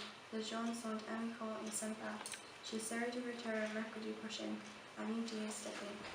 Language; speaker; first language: French; non-native, learner; English